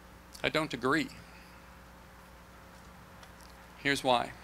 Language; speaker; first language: English; native; English